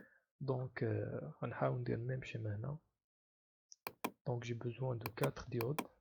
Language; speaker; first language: French; non-native, local second language; Arabic